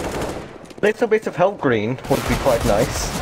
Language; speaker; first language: English; native; English